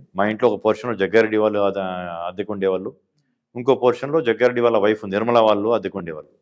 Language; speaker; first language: Telugu; native; Telugu